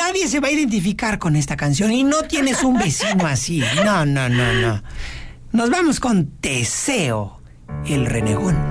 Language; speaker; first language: Spanish; native; Spanish